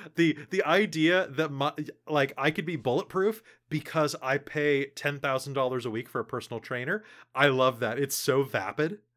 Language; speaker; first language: English; native; English